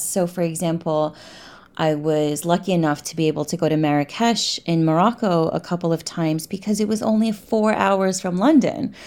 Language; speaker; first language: English; native; English